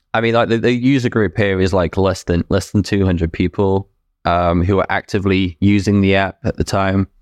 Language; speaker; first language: English; native; English